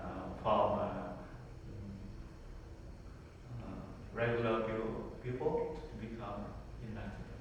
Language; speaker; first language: English; non-native, learner; Vietnamese